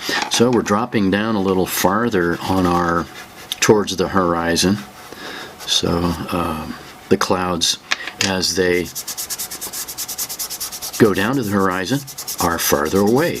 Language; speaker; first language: English; native; English